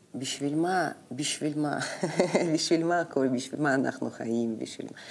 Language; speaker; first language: Hebrew; non-native, fluent; Russian